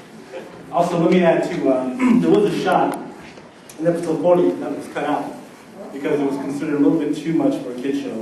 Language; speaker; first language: English; native; English